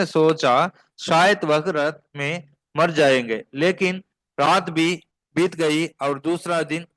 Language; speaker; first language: Hindi; non-native, local second language; Tamil